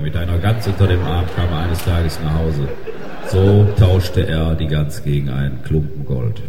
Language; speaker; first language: German; native; German